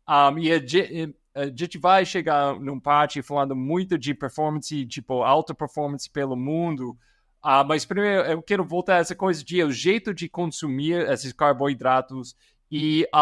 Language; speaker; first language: Portuguese; non-native, fluent; English